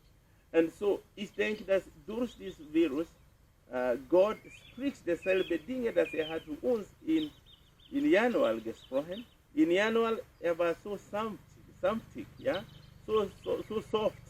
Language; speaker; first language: German; non-native, fluent; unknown